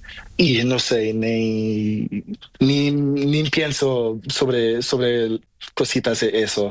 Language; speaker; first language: Spanish; non-native, learner; Portuguese